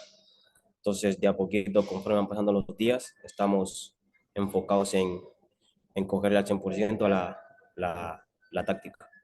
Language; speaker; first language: Spanish; native; Spanish